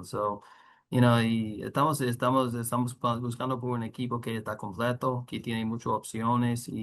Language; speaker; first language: Spanish; non-native, learner; English